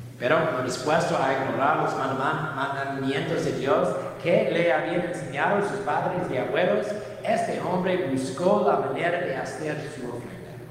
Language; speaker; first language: Spanish; non-native, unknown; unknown